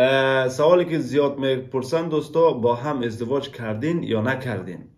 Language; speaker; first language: Persian; native; Persian